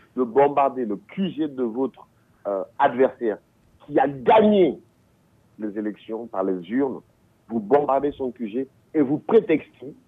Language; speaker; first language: French; non-native, local second language; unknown